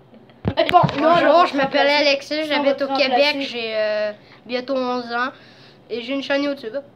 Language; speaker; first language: French; native; French